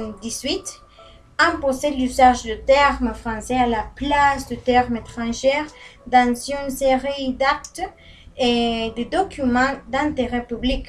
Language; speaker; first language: French; non-native, learner; Spanish